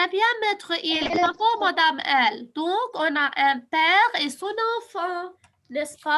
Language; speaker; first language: French; non-native, fluent; Arabic